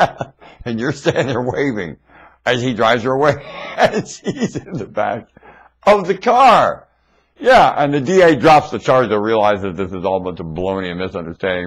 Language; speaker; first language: English; native; English